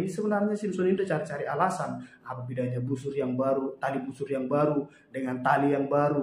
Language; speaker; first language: Indonesian; native; Indonesian